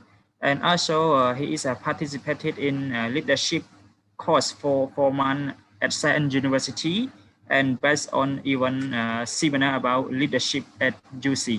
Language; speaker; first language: English; non-native, fluent; Khmer